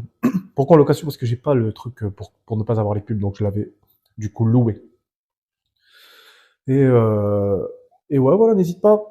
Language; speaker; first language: French; native; French